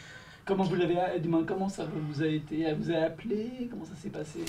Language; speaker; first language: French; native; French